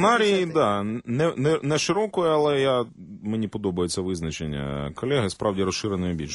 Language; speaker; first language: Ukrainian; native; Ukrainian